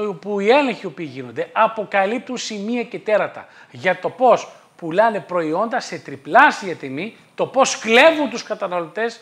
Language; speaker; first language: Greek; native; Greek